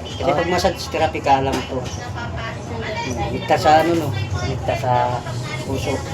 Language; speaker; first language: Filipino; non-native, local second language; Cebuano